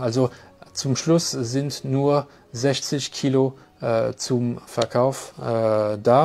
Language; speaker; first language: German; non-native, fluent; French